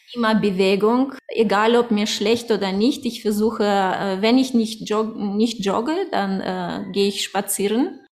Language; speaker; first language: German; early bilingual, other home language; Russian